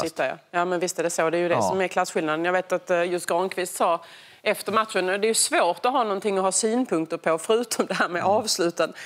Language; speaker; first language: Swedish; native; Swedish